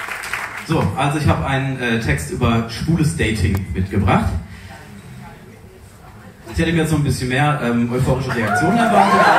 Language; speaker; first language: German; native; German